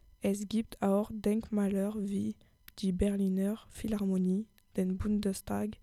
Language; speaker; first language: German; non-native, learner; French